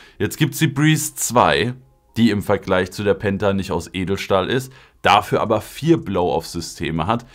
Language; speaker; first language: German; native; German